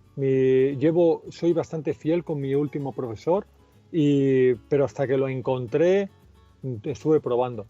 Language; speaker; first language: Spanish; native; Spanish